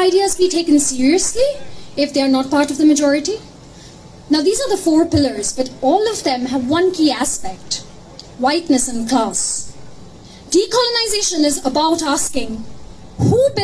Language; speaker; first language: English; non-native, local second language; Bangla